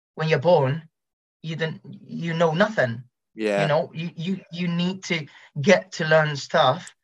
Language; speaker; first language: English; non-native, fluent; Spanish